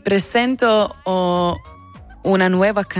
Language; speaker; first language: Spanish; non-native, learner; Slovenian